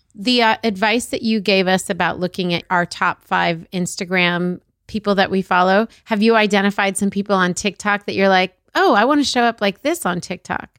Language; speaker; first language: English; early bilingual, other home language; Arabic